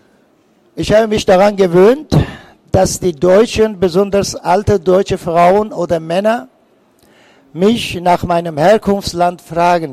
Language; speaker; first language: German; non-native, fluent; Persian